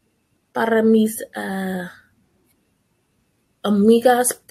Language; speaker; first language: Spanish; non-native, learner; English